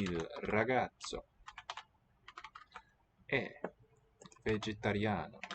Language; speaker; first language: Italian; non-native, learner; English